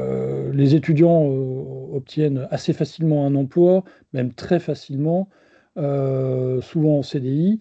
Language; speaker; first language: French; native; French